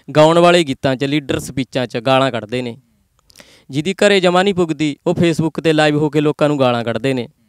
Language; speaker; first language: Punjabi; native; Punjabi